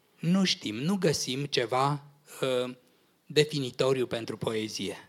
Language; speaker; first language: Romanian; native; Romanian